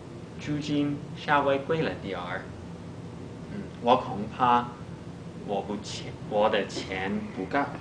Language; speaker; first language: Chinese; non-native, learner; English